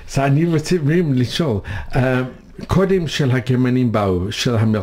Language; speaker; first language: Hebrew; non-native, learner; English